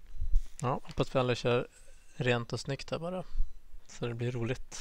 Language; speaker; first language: Swedish; native; Swedish